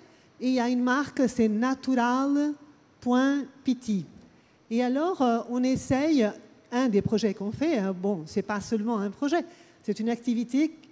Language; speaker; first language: French; non-native, fluent; Portuguese